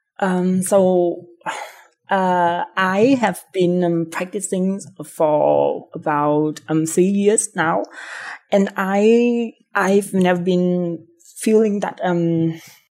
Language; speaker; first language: English; non-native, fluent; Vietnamese